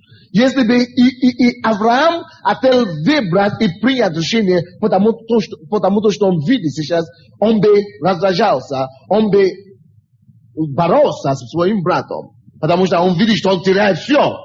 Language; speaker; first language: Russian; non-native, fluent; Yoruba